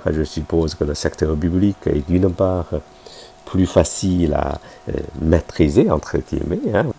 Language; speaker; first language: French; non-native, fluent; Chinese